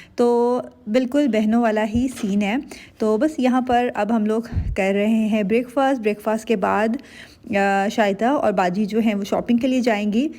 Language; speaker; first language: Urdu; native; Urdu